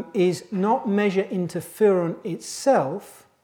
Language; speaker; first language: English; native; English